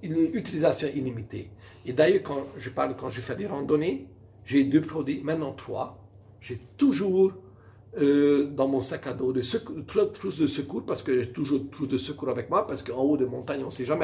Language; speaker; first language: French; non-native, fluent; Hungarian